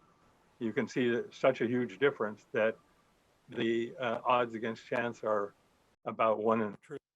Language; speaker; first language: English; native; English